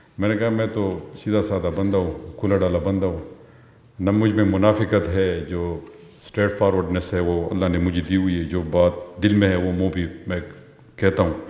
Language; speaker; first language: Urdu; non-native, local second language; Pashto